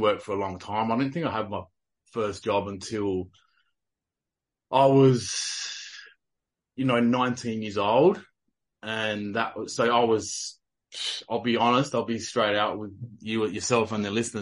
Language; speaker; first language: English; native; English